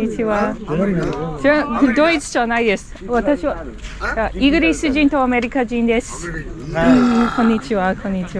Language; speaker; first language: Japanese; non-native, fluent; English